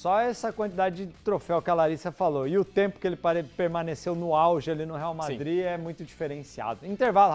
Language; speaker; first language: Portuguese; native; Portuguese